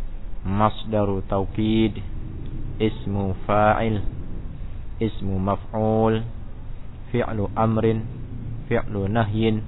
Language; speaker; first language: Arabic; non-native, fluent; Indonesian